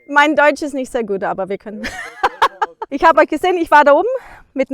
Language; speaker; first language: German; non-native, learner; Danish